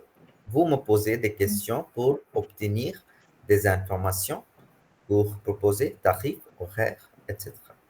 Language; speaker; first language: French; non-native, fluent; Hindi